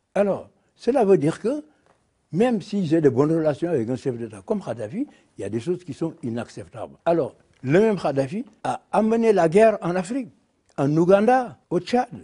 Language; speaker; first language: French; non-native, local second language; Wolof